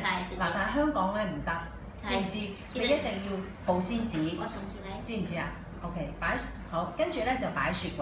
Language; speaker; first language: Cantonese; native; Cantonese